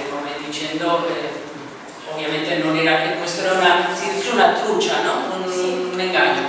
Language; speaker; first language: Italian; non-native, fluent; Spanish